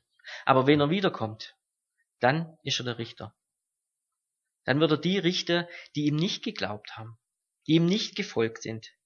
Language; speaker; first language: German; native; German